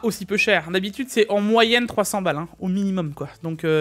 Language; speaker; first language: French; native; French